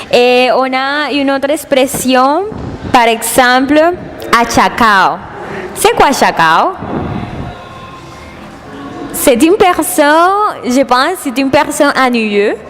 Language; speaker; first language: French; non-native, learner; Spanish